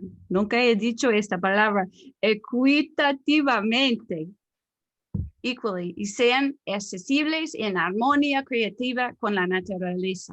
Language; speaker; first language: Spanish; non-native, fluent; English